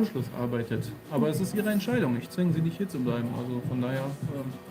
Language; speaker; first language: German; native; German